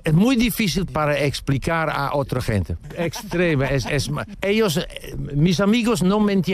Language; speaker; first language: Spanish; non-native, learner; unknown